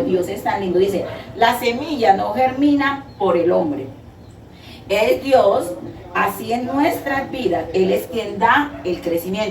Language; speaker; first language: Spanish; native; Spanish